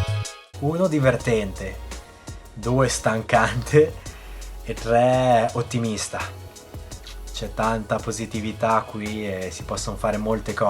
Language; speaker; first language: Italian; early bilingual, other home language; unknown